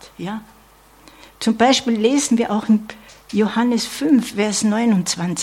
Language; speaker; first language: German; non-native, fluent; English